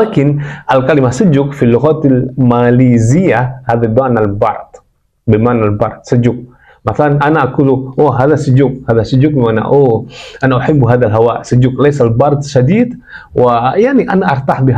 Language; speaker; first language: Arabic; non-native, fluent; Javanese